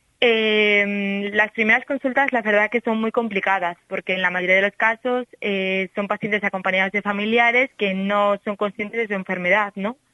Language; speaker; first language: Spanish; native; Spanish